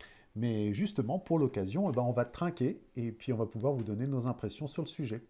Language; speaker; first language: French; native; French